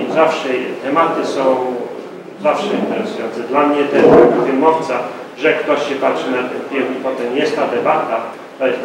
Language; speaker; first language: Polish; early bilingual, heritage; Polish